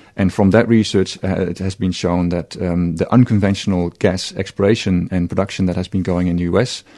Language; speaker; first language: English; non-native, fluent; Dutch